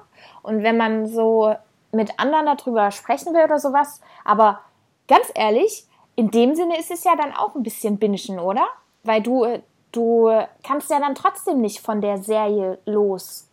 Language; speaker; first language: German; native; German